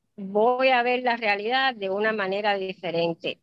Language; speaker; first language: Spanish; native; Spanish